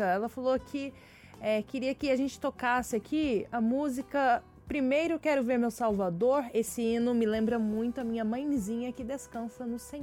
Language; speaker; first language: Portuguese; native; Portuguese